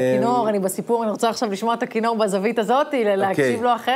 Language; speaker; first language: Hebrew; native; Hebrew